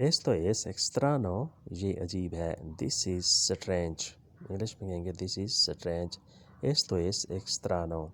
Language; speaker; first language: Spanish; non-native, learner; Urdu